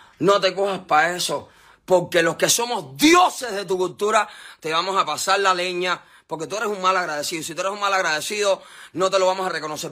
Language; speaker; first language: Spanish; native; Spanish